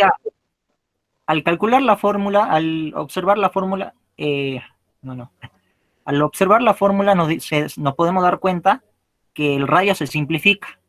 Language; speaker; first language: Spanish; native; Spanish